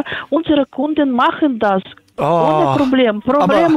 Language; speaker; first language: German; non-native, fluent; Polish